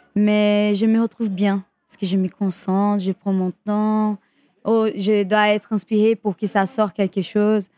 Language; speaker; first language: French; non-native, fluent; Portuguese